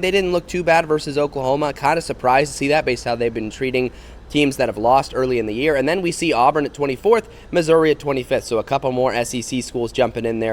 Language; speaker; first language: English; native; English